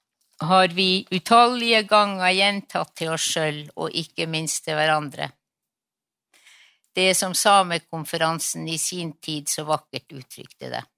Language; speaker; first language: Norwegian; non-native, local second language; Northern Sami